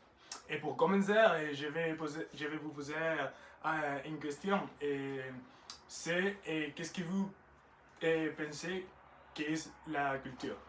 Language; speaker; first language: French; non-native, learner; Spanish